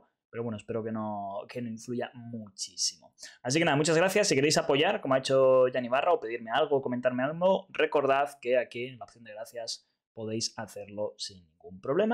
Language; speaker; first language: Spanish; native; Spanish